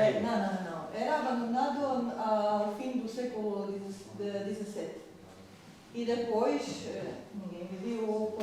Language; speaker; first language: Portuguese; non-native, fluent; Croatian